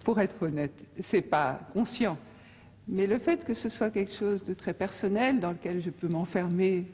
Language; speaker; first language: French; native; French